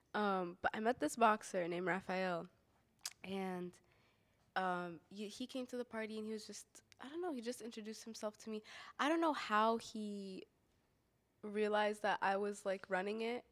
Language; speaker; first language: English; native; English